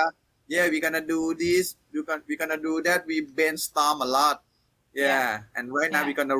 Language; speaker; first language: English; non-native, learner; Thai